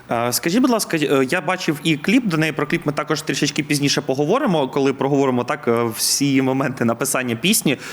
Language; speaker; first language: Ukrainian; native; Ukrainian